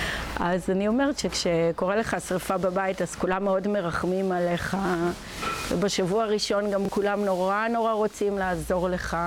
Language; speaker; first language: Hebrew; native; Hebrew